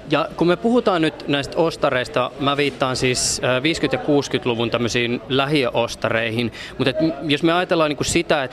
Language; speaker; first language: Finnish; native; Finnish